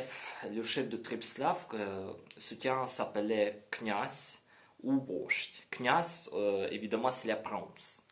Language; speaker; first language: French; non-native, learner; Ukrainian